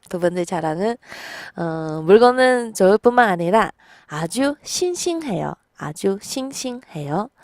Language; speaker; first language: Korean; non-native, fluent; Chinese